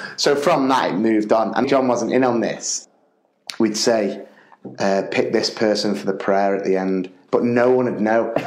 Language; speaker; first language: English; native; English